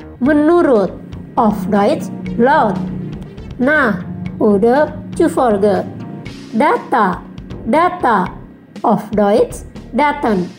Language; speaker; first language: German; non-native, learner; Indonesian